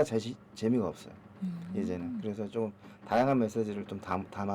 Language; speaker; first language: Korean; native; Korean